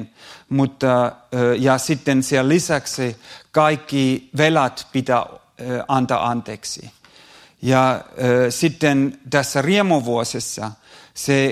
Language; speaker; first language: Finnish; non-native, fluent; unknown